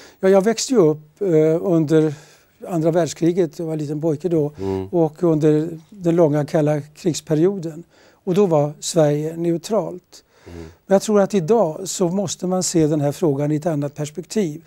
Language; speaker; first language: Swedish; native; Swedish